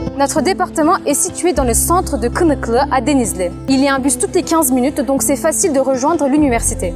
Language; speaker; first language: French; native; French